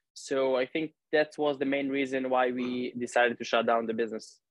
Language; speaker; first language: English; non-native, fluent; Hebrew